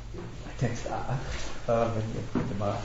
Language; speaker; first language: German; native; German